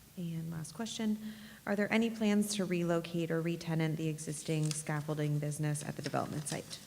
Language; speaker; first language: English; native; English